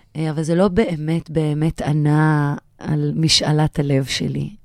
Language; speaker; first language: Hebrew; native; Hebrew